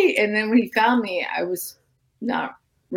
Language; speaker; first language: English; native; English